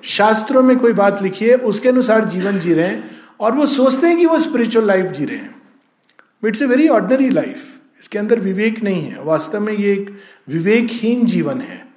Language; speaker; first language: Hindi; native; Hindi